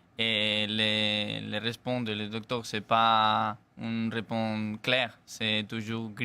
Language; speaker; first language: French; non-native, learner; Spanish